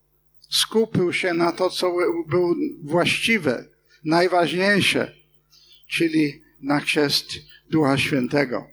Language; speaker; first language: Polish; non-native, fluent; English